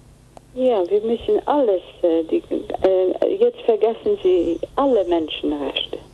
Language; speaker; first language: German; non-native, fluent; Greek